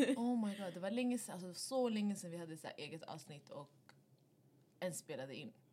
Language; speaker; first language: Swedish; early bilingual, other home language; Arabic